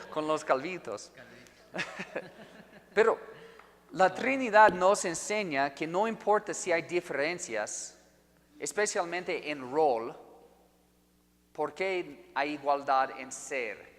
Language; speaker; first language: Spanish; non-native, fluent; English